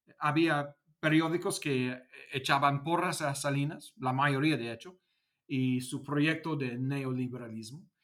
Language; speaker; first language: Spanish; non-native, fluent; English